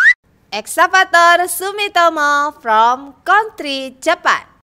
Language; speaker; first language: English; non-native, learner; Indonesian